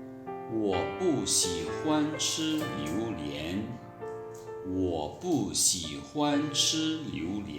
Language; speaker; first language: Chinese; non-native, fluent; Lao